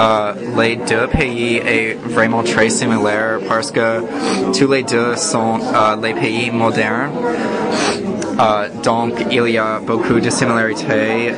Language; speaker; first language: French; non-native, learner; English